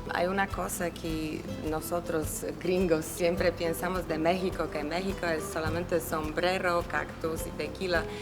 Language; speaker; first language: Spanish; non-native, learner; Polish